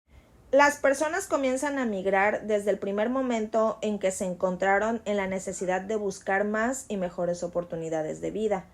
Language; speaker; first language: Spanish; native; Spanish